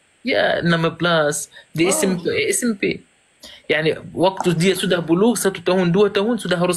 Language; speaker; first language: Indonesian; non-native, fluent; Arabic